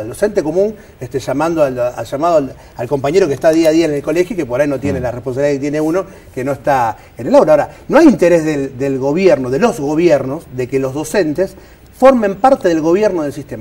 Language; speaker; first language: Spanish; native; Spanish